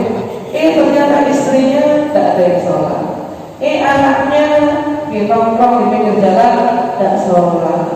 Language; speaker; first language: Indonesian; native; Indonesian